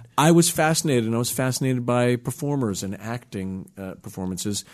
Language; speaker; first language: English; native; English